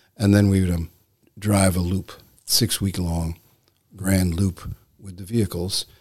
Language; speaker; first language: English; native; English